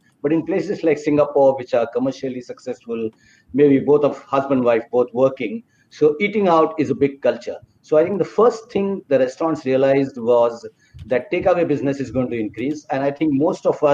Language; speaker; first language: English; non-native, local second language; Marathi